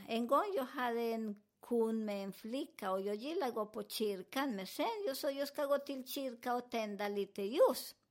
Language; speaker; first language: Swedish; non-native, fluent; Spanish